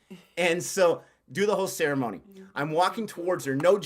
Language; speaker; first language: English; native; English